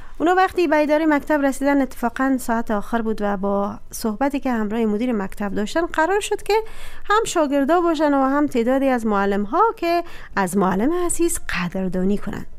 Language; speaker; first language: Persian; native; Persian